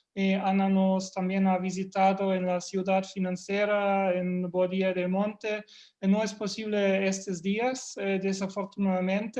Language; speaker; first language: Spanish; non-native, fluent; German